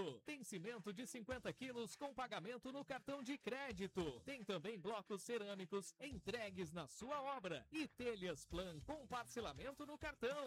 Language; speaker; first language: Portuguese; native; Portuguese